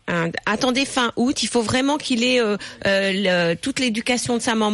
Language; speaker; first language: French; native; French